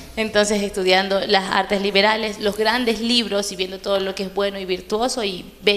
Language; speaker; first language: Spanish; native; Spanish